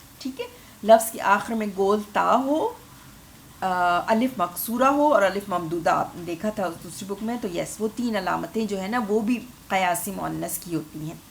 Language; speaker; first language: Urdu; native; Urdu